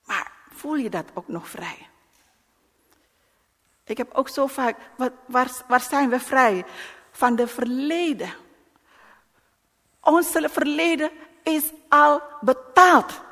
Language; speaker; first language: Dutch; non-native, learner; Indonesian